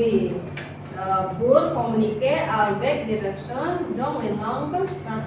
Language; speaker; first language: French; non-native, fluent; Indonesian